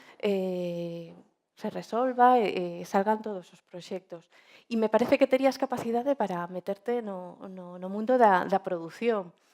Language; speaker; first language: Galician; non-native, local second language; Spanish